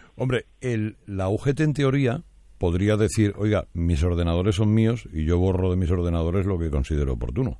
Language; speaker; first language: Spanish; native; Spanish